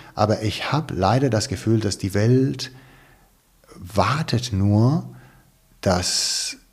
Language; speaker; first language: German; non-native, fluent; Italian